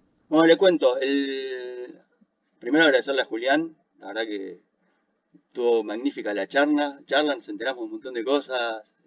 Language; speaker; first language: Spanish; native; Spanish